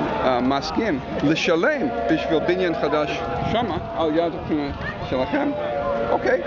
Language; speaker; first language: Hebrew; non-native, fluent; English